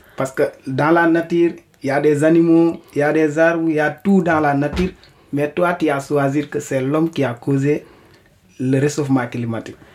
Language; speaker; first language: French; non-native, local second language; Wolof